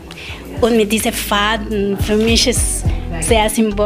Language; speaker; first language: German; non-native, learner; Spanish